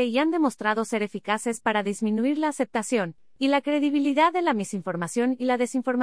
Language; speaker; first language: Spanish; native; Spanish